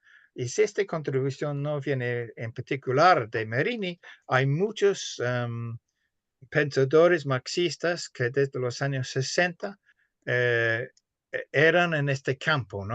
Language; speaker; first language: Spanish; non-native, fluent; English